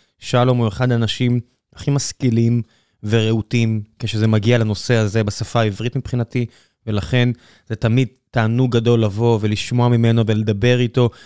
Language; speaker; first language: Hebrew; native; Hebrew